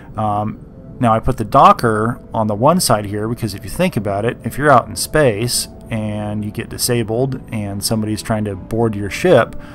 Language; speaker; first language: English; native; English